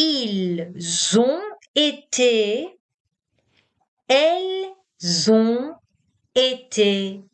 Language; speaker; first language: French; non-native, fluent; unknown